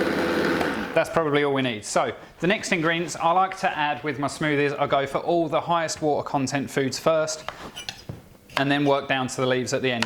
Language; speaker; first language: English; native; English